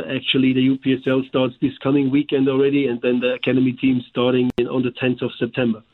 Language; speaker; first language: English; non-native, fluent; German